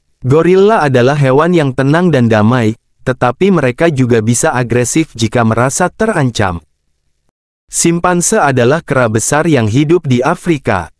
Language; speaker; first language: Indonesian; native; Indonesian